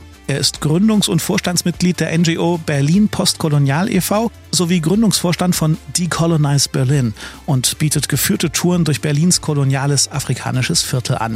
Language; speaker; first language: German; native; German